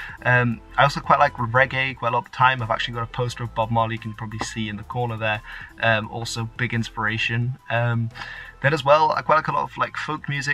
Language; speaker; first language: English; early bilingual, other home language; Dutch